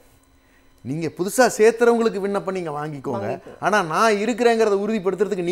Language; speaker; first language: Tamil; native; Tamil